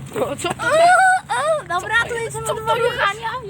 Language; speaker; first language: Polish; native; Polish